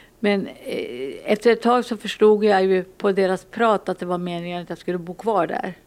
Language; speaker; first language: Swedish; early bilingual, other home language; Finnish